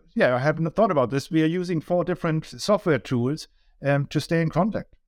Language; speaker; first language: English; non-native, fluent; German